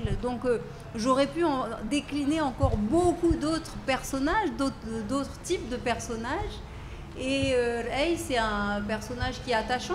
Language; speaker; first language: French; native; French